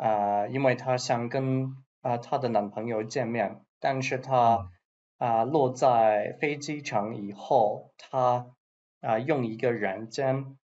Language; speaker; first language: Chinese; non-native, learner; English